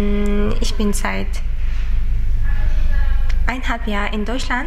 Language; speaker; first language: German; non-native, learner; Uzbek